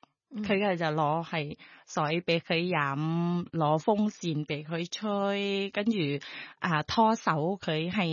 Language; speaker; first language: Cantonese; non-native, learner; Thai